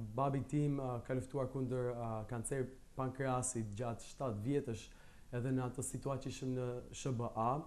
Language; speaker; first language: Albanian; early bilingual, heritage; Albanian